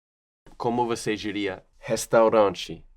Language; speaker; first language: Portuguese; non-native, fluent; English